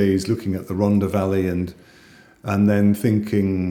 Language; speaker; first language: English; native; English